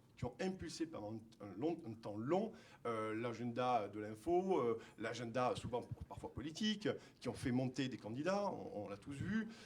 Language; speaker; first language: French; native; French